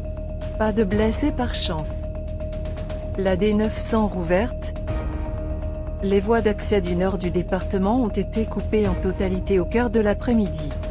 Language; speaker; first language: French; native; French